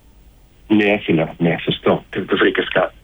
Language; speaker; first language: Greek; early bilingual, heritage; English